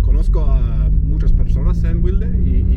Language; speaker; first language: Spanish; non-native, learner; English